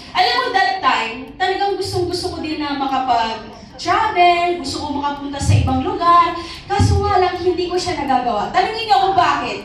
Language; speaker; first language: Filipino; non-native, local second language; Masbatenyo